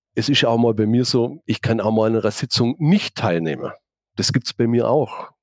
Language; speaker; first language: German; native; German